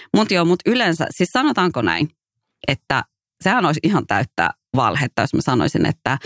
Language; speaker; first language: Finnish; early bilingual, other home language; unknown